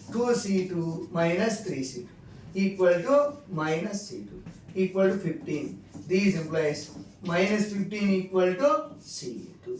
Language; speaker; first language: English; non-native, local second language; Telugu